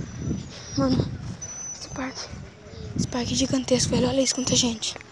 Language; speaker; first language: Portuguese; native; Portuguese